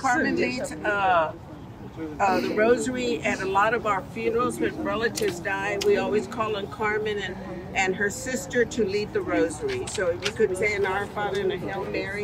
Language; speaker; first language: English; early bilingual, other home language; Spanish